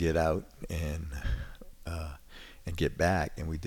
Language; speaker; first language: English; native; English